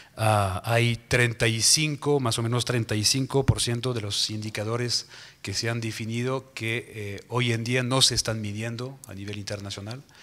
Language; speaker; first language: Spanish; non-native, fluent; French